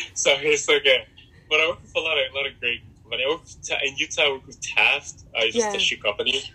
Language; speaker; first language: English; early bilingual, other home language; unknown